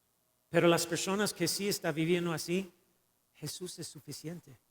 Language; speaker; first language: Spanish; non-native, fluent; English